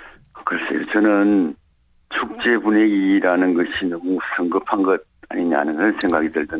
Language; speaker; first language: Korean; native; Korean